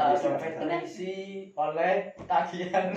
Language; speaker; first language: Indonesian; native; Indonesian